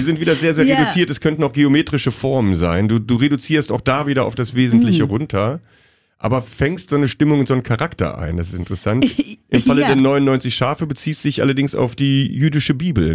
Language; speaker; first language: German; native; German